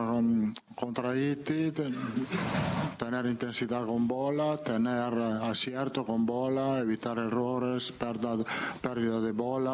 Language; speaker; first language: Portuguese; non-native, learner; Italian